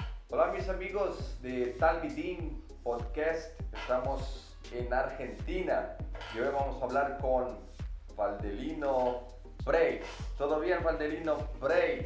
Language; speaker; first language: Spanish; non-native, fluent; Portuguese